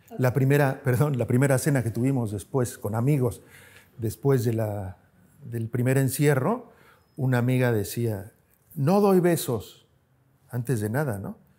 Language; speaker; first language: Spanish; native; Spanish